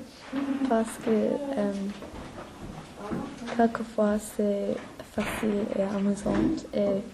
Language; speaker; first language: French; non-native, learner; English